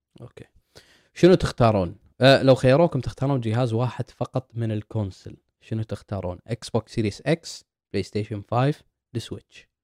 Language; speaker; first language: Arabic; native; Arabic